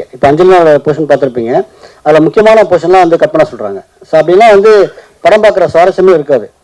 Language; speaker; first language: Tamil; native; Tamil